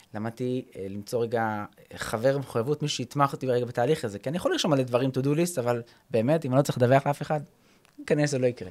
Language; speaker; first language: Hebrew; early bilingual, other home language; English